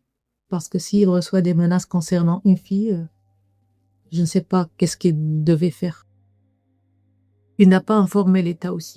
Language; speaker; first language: French; non-native, learner; Arabic